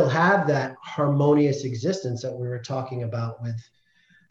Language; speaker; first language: English; native; English